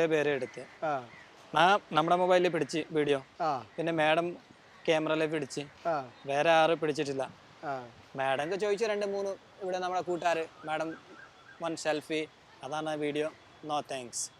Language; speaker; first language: Malayalam; non-native, local second language; Hindi